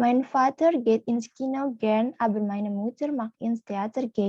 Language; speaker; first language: German; non-native, fluent; Indonesian